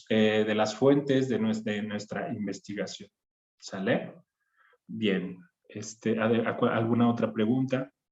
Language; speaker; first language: Spanish; native; Spanish